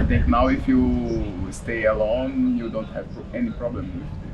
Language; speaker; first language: English; non-native, learner; Portuguese